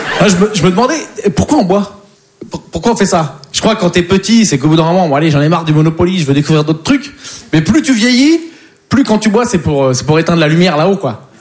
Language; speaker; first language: French; native; French